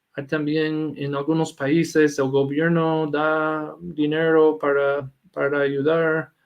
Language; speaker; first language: Spanish; non-native, fluent; English